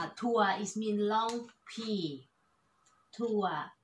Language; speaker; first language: English; non-native, learner; Thai